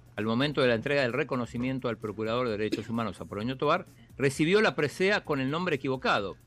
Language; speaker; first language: Spanish; native; Spanish